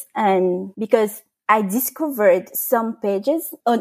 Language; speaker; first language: English; non-native, fluent; French